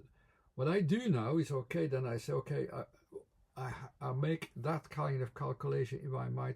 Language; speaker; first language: English; non-native, fluent; Dutch